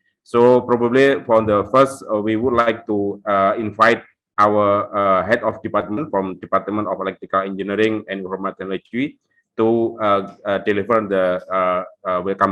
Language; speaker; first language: English; non-native, local second language; Indonesian